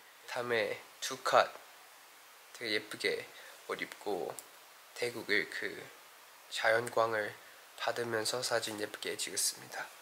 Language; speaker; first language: Korean; non-native, fluent; Thai